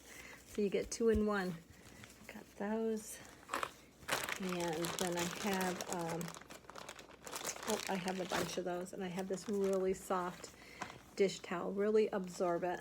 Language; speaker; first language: English; native; English